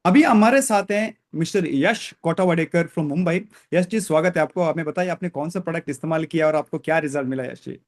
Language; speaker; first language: Hindi; non-native, local second language; Kannada